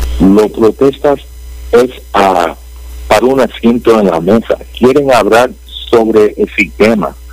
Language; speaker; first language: Spanish; early bilingual, heritage; Spanish